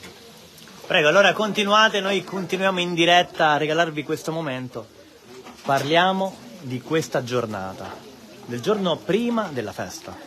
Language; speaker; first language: Italian; native; Italian